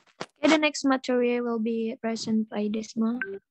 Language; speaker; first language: English; non-native, learner; Indonesian